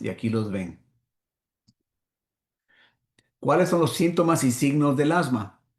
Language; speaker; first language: Spanish; native; Spanish